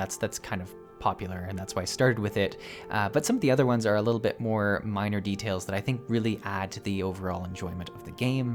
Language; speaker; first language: English; native; English